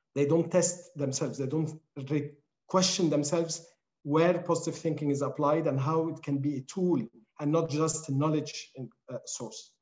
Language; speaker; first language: English; non-native, fluent; Arabic